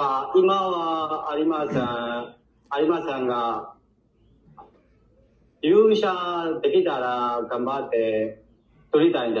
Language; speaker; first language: Japanese; non-native, learner; Nepali